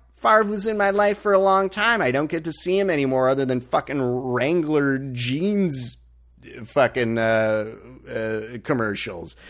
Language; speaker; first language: English; native; English